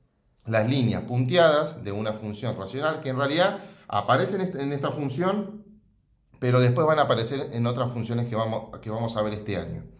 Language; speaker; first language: Spanish; native; Spanish